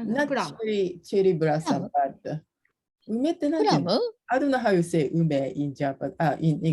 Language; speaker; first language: English; non-native, learner; Japanese